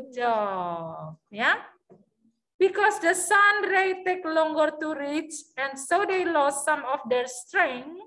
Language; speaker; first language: English; non-native, learner; Indonesian